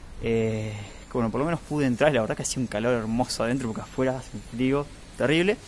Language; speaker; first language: Spanish; native; Spanish